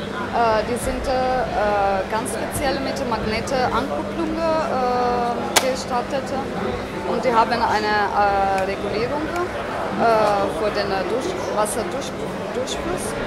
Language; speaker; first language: German; non-native, fluent; Italian